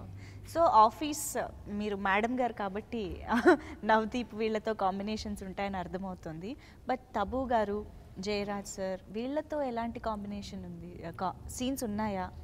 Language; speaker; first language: Telugu; native; Telugu